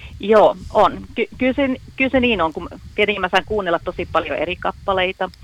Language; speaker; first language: Finnish; early bilingual, heritage; Finnish